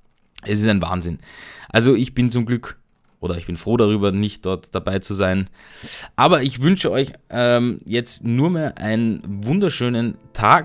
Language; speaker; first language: German; native; German